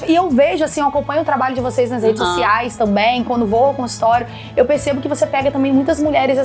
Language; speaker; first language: Portuguese; native; Portuguese